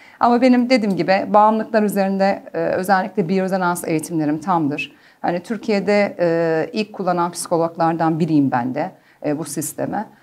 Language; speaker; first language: Turkish; early bilingual, heritage; Turkish